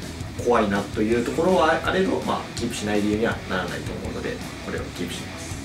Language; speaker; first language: Japanese; native; Japanese